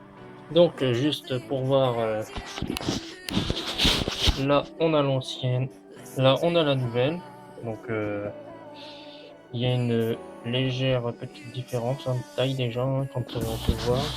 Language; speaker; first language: French; native; French